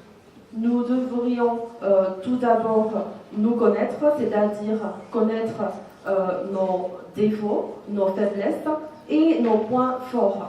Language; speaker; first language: French; non-native, fluent; Chinese